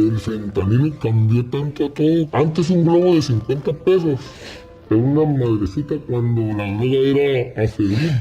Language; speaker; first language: Spanish; native; Spanish